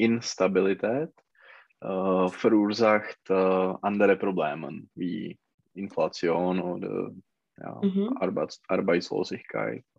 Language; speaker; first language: German; non-native, learner; Czech